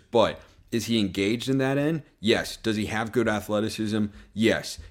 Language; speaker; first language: English; native; English